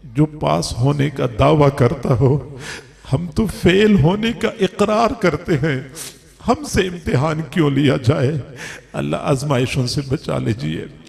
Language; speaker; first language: Urdu; non-native, local second language; Punjabi